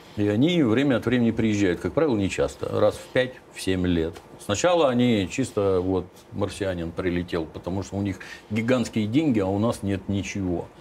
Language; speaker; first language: Russian; native; Russian